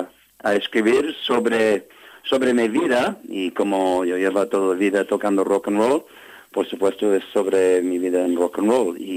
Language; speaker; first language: Spanish; non-native, learner; English